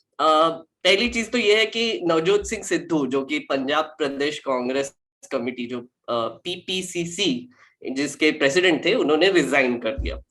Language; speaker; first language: Hindi; non-native, local second language; Marathi